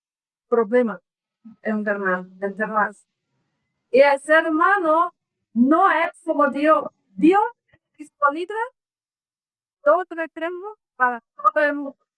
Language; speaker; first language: Spanish; non-native, learner; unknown